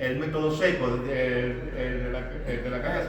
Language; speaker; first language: Spanish; native; Spanish